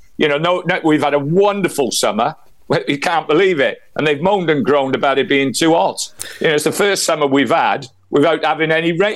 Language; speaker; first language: English; native; English